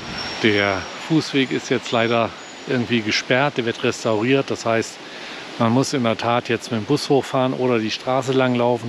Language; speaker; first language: German; native; German